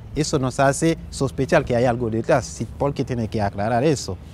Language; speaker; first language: Spanish; non-native, fluent; Haitian Creole